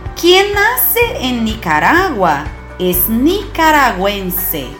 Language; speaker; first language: Spanish; non-native, fluent; Portuguese